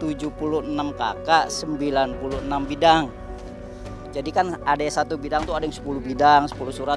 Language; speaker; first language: Indonesian; native; Indonesian